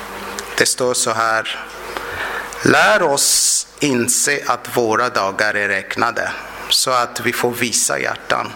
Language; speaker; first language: Swedish; non-native, fluent; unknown